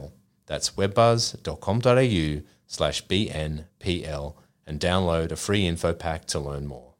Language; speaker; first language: English; native; English